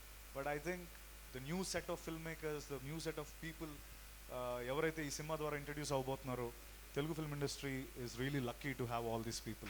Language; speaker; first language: Telugu; native; Telugu